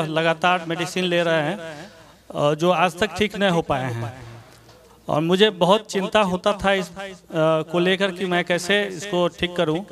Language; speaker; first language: Hindi; native; Hindi